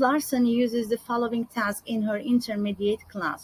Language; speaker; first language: English; non-native, fluent; Turkish